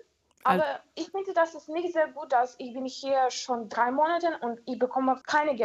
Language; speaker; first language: German; non-native, learner; Ukrainian